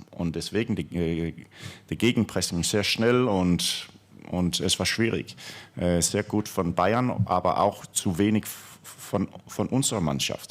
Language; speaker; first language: German; non-native, fluent; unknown